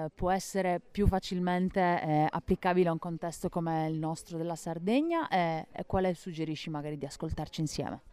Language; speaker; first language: Italian; native; Italian